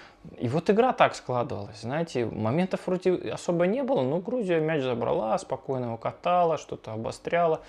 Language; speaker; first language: Russian; native; Russian